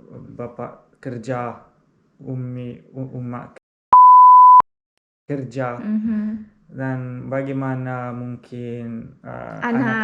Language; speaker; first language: Indonesian; non-native, learner; Arabic